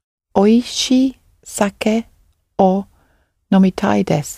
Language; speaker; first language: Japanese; non-native, learner; English